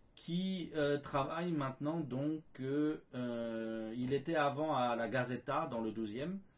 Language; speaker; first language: French; native; French